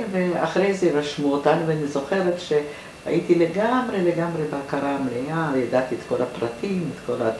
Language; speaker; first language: Hebrew; non-native, fluent; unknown